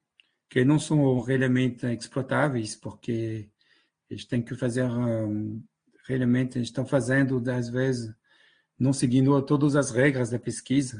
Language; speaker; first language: Portuguese; non-native, fluent; French